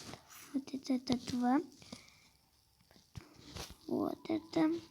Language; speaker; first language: Russian; non-native, local second language; Kazakh